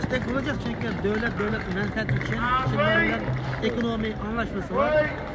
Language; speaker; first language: Turkish; non-native, learner; Uyghur